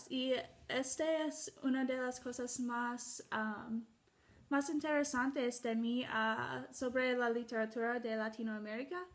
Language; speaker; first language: Spanish; non-native, learner; English